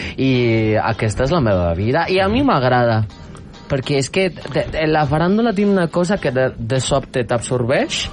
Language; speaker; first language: Catalan; non-native, local second language; Spanish